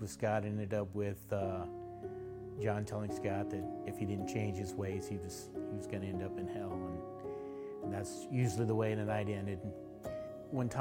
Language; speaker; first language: English; native; English